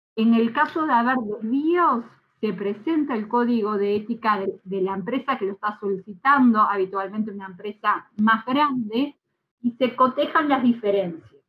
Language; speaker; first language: Spanish; native; Spanish